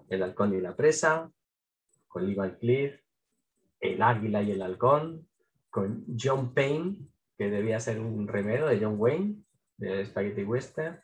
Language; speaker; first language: Spanish; native; Spanish